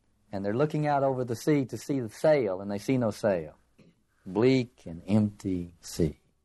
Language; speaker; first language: English; native; English